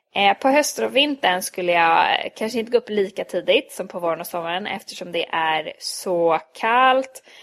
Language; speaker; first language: Swedish; early bilingual, other home language; Hungarian